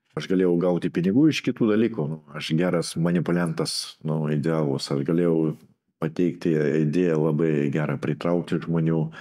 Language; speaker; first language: Lithuanian; non-native, local second language; Russian